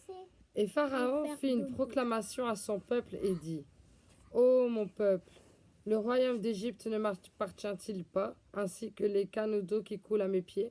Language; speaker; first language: French; native; French